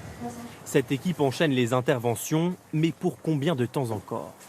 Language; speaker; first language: French; native; French